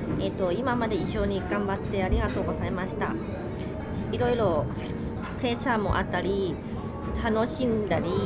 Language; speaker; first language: Japanese; non-native, learner; Thai